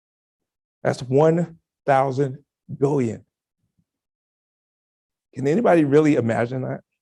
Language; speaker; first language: English; native; English